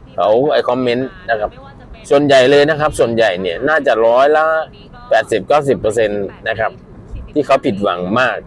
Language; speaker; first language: Thai; native; Thai